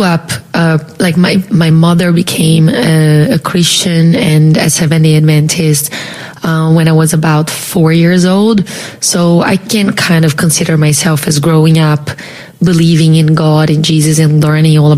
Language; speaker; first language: English; non-native, fluent; Portuguese